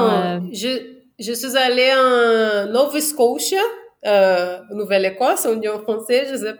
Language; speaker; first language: French; non-native, fluent; Portuguese